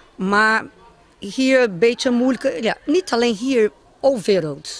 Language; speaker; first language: Dutch; non-native, learner; Portuguese